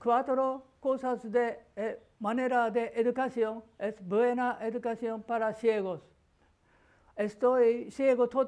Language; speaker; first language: Spanish; non-native, learner; Japanese